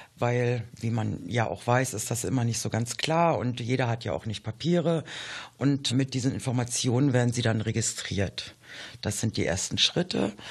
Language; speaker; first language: German; native; German